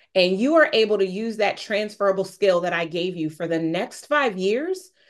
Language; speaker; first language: English; native; English